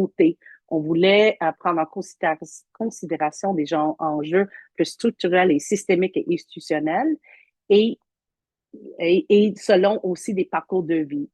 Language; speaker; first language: French; native; French